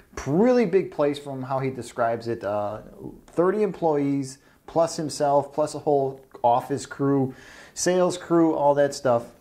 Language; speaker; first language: English; native; English